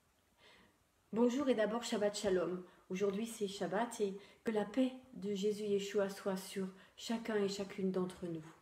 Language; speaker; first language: French; native; French